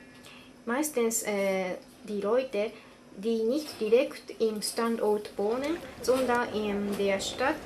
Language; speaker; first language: German; non-native, learner; Japanese